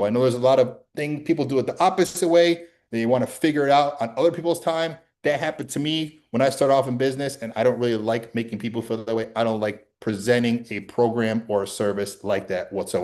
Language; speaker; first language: English; native; English